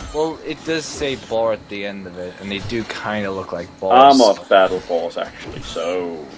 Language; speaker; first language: English; native; English